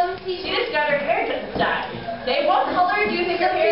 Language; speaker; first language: English; native; English